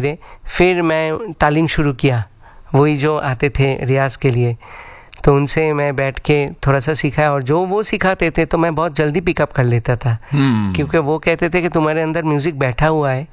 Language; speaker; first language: Hindi; non-native, local second language; Bangla